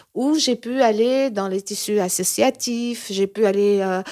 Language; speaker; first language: French; native; French